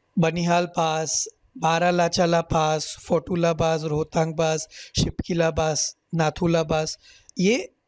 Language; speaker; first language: Hindi; native; Hindi